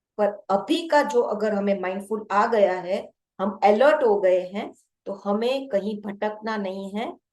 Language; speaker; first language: Hindi; non-native, local second language; Gujarati